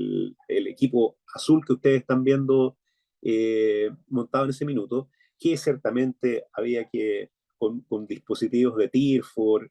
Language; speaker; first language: Spanish; native; Spanish